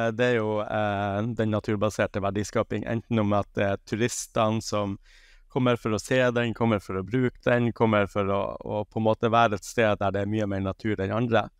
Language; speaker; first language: Norwegian; native; Norwegian